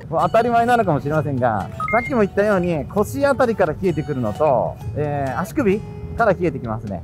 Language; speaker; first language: Japanese; native; Japanese